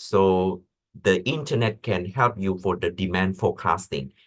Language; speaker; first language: English; non-native, fluent; Indonesian